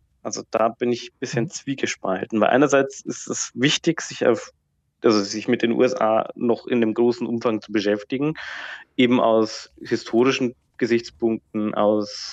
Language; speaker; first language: German; native; German